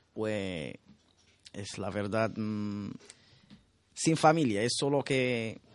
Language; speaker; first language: Spanish; non-native, learner; Arabic